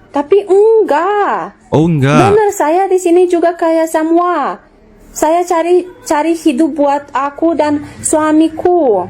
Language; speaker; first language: Indonesian; non-native, learner; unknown